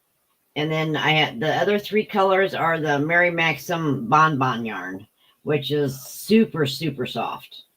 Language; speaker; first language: English; native; English